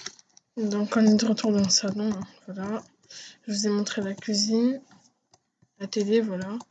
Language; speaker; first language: French; native; French